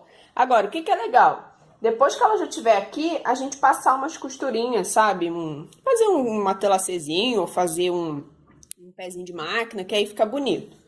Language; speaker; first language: Portuguese; native; Portuguese